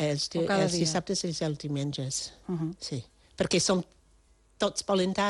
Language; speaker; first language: Catalan; non-native, fluent; French